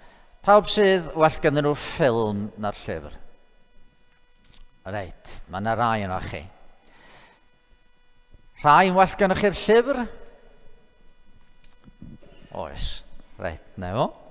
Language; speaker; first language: Welsh; native; Welsh